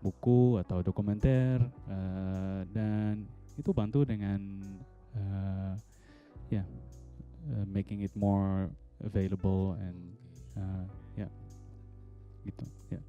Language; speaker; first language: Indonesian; non-native, fluent; Dutch